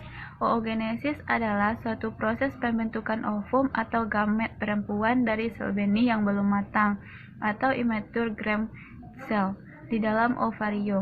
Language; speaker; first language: Indonesian; native; Indonesian